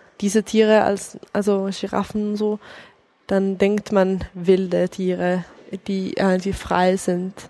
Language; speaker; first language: German; non-native, fluent; Swedish